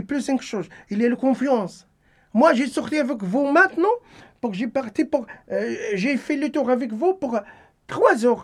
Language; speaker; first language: French; non-native, learner; Arabic